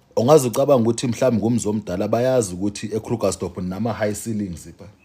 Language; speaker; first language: Zulu; non-native, local second language; Xhosa